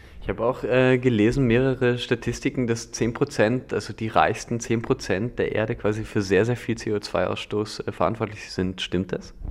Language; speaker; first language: German; native; German